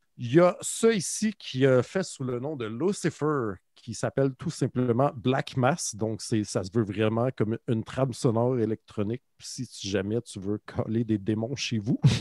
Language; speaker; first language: French; native; French